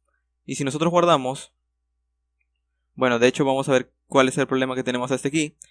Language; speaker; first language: Spanish; native; Spanish